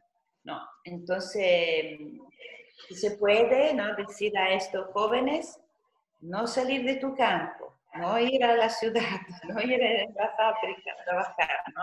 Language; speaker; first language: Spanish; non-native, fluent; Italian